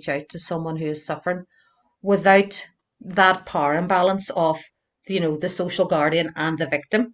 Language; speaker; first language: English; native; English